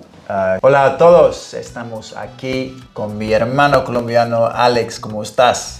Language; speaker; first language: Spanish; non-native, fluent; English